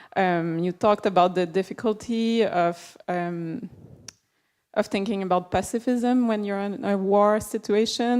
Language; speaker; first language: English; non-native, fluent; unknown